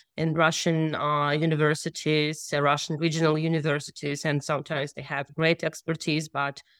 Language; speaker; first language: English; non-native, fluent; Russian